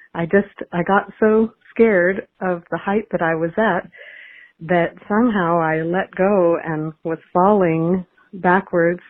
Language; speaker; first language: English; native; English